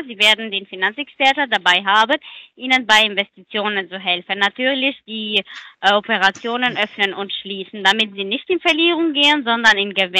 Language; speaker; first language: German; non-native, learner; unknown